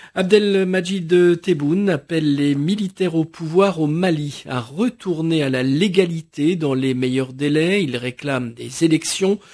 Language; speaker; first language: French; native; French